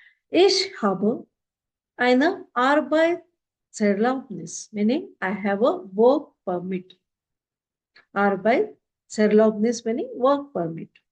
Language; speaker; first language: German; non-native, fluent; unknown